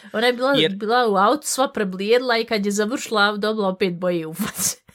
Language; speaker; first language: Bosnian; early bilingual, heritage; Bosnian